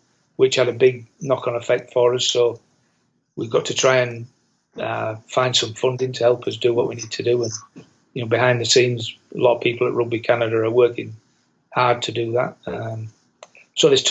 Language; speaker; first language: English; native; English